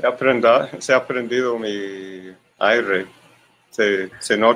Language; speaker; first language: Spanish; non-native, learner; English